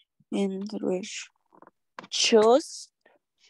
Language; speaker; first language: English; non-native, learner; Spanish